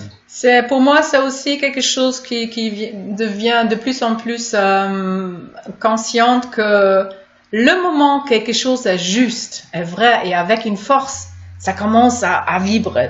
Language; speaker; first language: French; non-native, fluent; German